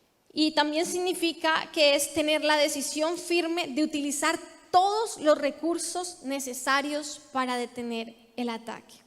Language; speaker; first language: Spanish; native; Spanish